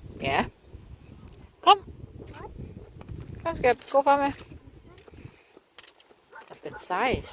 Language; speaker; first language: Danish; non-native, learner; Thai